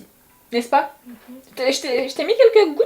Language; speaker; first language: French; native; French